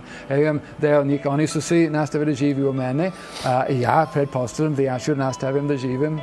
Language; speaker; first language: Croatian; non-native, fluent; English